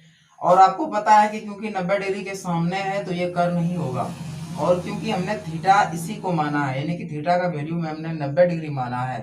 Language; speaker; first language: Hindi; native; Hindi